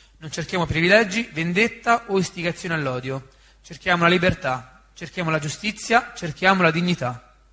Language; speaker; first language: Italian; non-native, fluent; Spanish